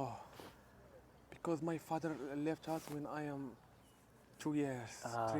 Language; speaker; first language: English; non-native, learner; Arabic